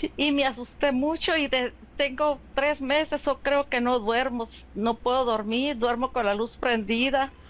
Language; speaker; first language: Spanish; native; Spanish